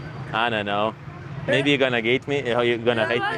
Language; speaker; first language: English; non-native, learner; Lithuanian